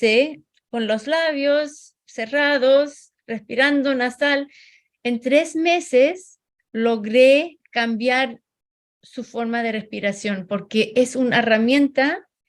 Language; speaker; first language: Spanish; early bilingual, heritage; Spanish